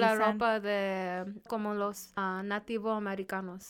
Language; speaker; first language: Spanish; early bilingual, heritage; Spanish